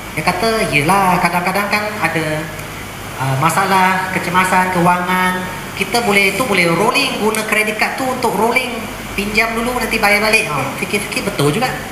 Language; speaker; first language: Malay; non-native, local second language; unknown